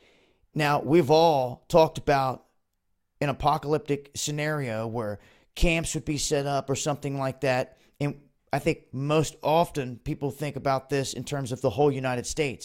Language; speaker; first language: English; native; English